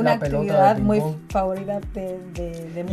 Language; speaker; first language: Spanish; non-native, fluent; Chinese